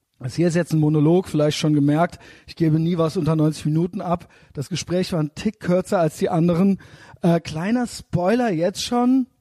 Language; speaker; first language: German; native; German